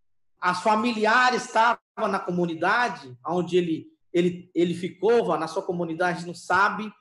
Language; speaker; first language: Portuguese; non-native, local second language; Yanomámi